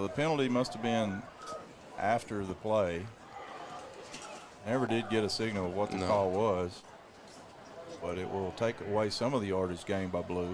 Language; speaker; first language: English; native; English